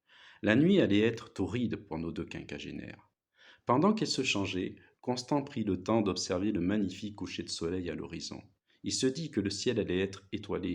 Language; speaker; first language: French; native; French